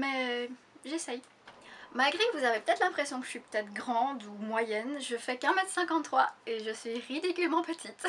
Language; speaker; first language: French; native; French